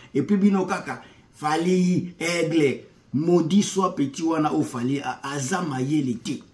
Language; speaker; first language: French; non-native, local second language; Lingala